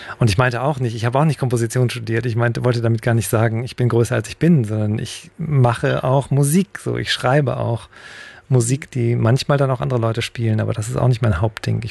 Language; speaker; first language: German; native; German